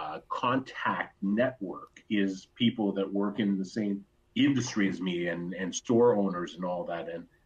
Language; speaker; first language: English; native; English